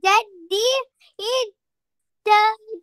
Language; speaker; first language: Arabic; non-native, learner; Urdu